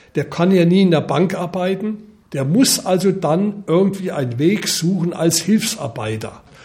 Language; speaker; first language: German; native; German